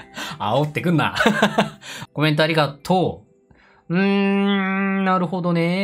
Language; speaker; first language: Japanese; native; Japanese